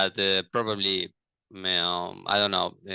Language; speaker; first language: English; non-native, learner; Portuguese